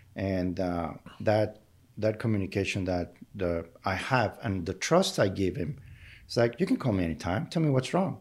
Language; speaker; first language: English; non-native, fluent; Spanish